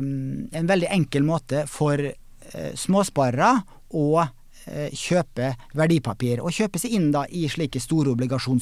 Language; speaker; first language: Norwegian; native; Norwegian